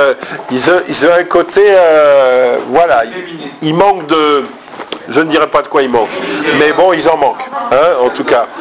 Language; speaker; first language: French; native; French